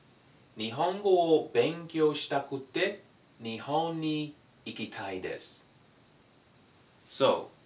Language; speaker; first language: Japanese; non-native, fluent; English